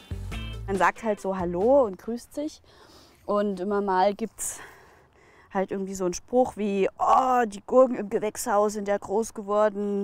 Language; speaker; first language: German; native; German